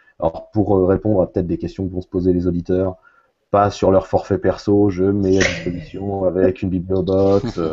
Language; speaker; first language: French; native; French